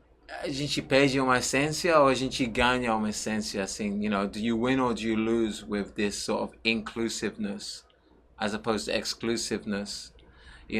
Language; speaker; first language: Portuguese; non-native, learner; English